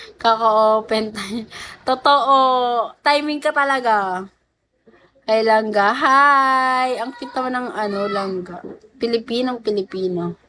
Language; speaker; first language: Filipino; non-native, local second language; Cebuano